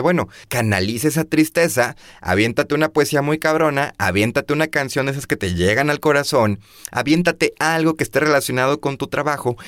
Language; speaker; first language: Spanish; native; Spanish